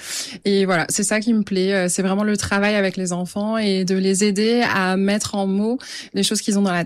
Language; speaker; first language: French; native; French